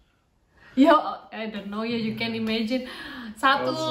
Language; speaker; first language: English; non-native, fluent; Indonesian